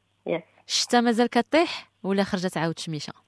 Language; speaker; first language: Arabic; native; Arabic